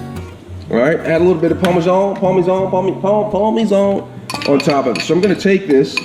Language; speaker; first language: English; native; English